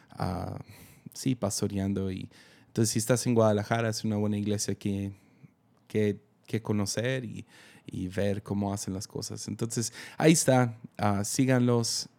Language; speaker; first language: Spanish; native; Spanish